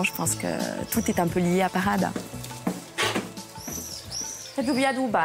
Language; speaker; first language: French; native; French